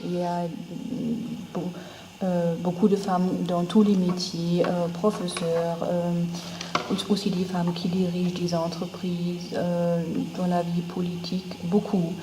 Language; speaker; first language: French; non-native, fluent; German